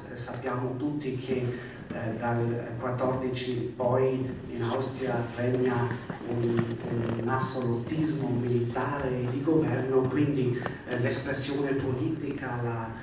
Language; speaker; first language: Italian; non-native, fluent; German